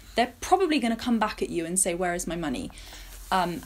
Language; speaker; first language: English; native; English